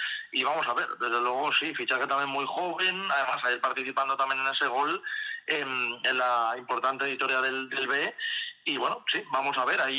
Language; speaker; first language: Spanish; native; Spanish